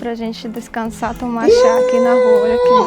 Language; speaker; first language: Portuguese; non-native, fluent; Russian